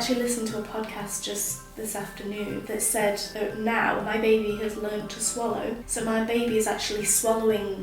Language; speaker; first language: English; native; English